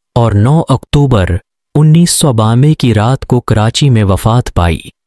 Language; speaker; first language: Urdu; non-native, local second language; Sindhi